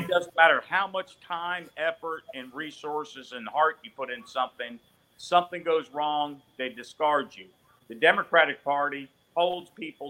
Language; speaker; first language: English; native; English